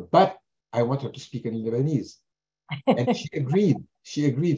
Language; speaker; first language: English; non-native, fluent; German